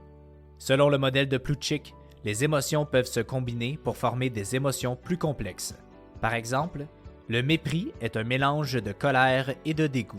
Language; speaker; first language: French; native; French